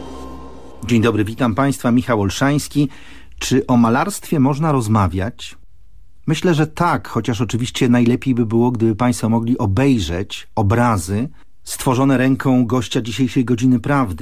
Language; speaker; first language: Polish; native; Polish